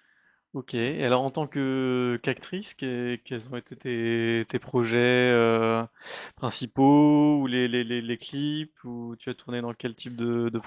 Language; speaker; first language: French; native; French